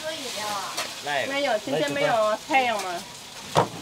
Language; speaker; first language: Chinese; non-native, fluent; Indonesian